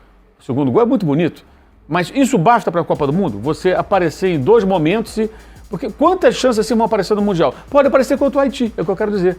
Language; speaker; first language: Portuguese; native; Portuguese